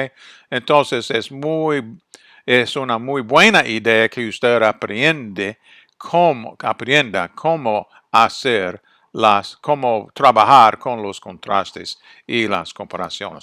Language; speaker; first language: Spanish; non-native, fluent; English